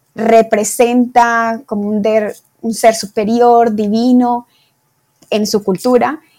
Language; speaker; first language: Spanish; native; Spanish